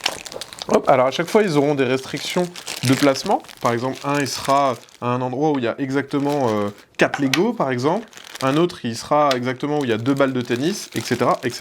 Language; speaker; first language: French; native; French